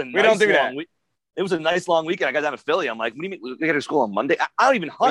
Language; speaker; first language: English; native; English